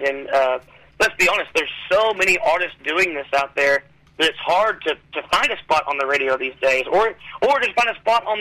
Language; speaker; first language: English; native; English